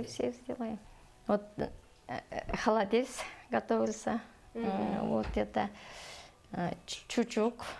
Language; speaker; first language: Russian; non-native, learner; Kyrgyz